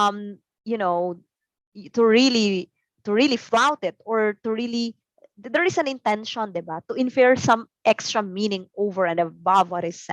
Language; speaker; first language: English; non-native, local second language; Cebuano